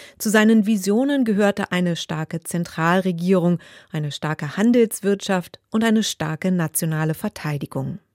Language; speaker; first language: German; native; German